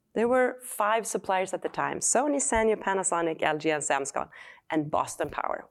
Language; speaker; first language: English; non-native, fluent; Swedish